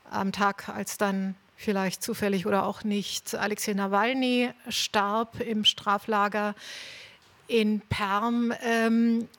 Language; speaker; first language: German; native; German